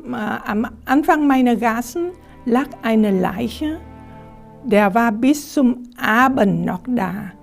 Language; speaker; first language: German; non-native, fluent; Vietnamese